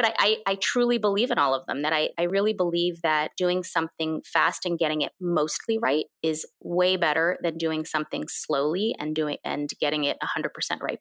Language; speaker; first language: English; early bilingual, other home language; Korean